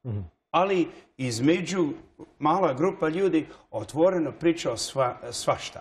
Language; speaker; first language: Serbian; early bilingual, heritage; English